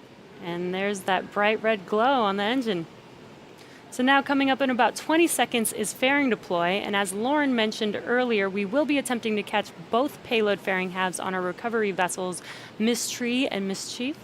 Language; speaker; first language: English; native; English